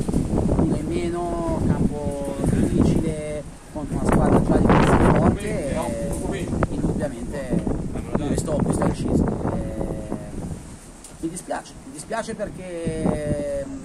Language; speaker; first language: Italian; native; Italian